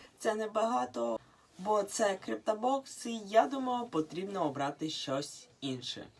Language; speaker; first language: Ukrainian; non-native, local second language; Russian